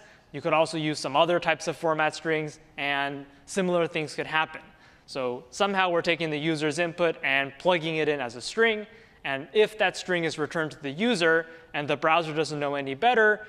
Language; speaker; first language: English; native; English